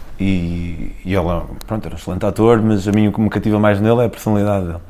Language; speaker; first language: Portuguese; native; Portuguese